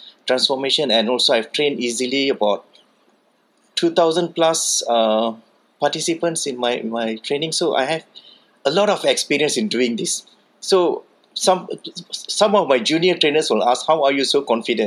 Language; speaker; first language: English; non-native, local second language; Tamil